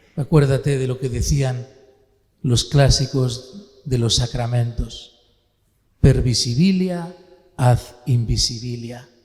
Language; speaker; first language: Spanish; native; Spanish